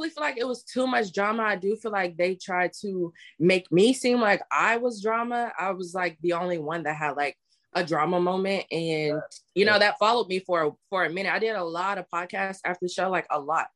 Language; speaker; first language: English; native; English